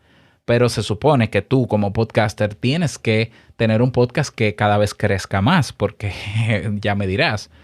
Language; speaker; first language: Spanish; native; Spanish